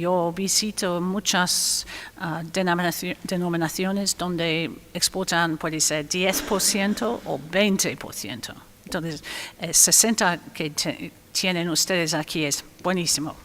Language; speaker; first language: Spanish; non-native, fluent; English